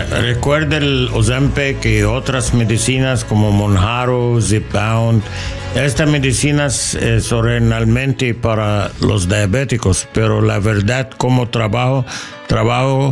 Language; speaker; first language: Spanish; non-native, learner; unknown